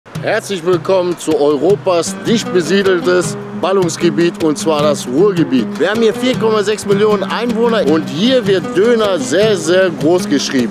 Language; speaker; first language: German; native; German